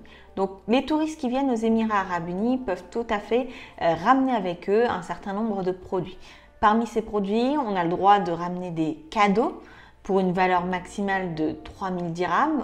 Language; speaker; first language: French; native; French